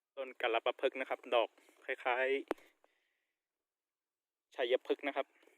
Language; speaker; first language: Thai; native; Thai